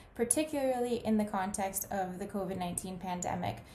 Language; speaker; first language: English; native; English